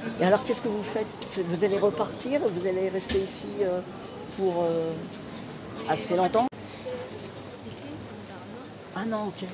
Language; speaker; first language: French; native; French